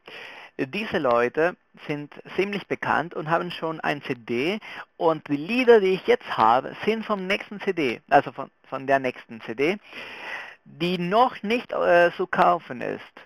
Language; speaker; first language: German; non-native, fluent; Spanish